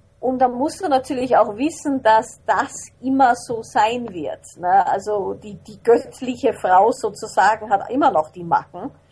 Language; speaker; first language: German; native; German